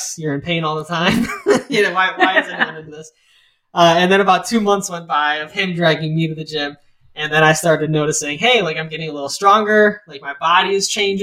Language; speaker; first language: English; native; English